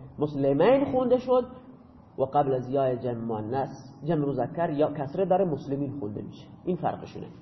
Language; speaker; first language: Persian; non-native, local second language; Baluchi